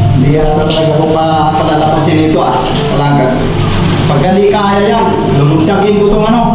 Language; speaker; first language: Filipino; non-native, local second language; Cebuano